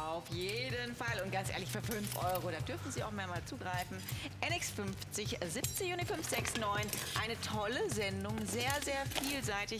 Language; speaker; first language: German; native; German